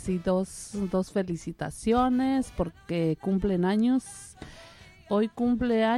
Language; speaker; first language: Spanish; native; Spanish